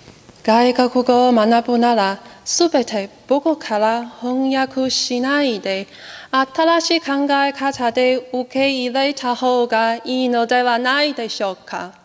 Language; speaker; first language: Japanese; non-native, fluent; Chinese